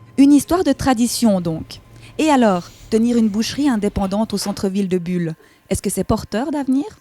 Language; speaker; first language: French; native; French